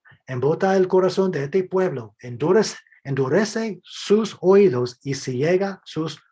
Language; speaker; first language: Spanish; non-native, fluent; English